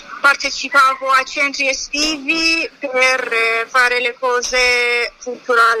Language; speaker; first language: Italian; non-native, fluent; Persian